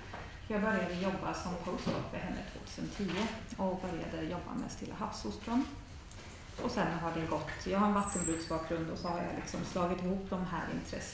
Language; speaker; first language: Swedish; native; Swedish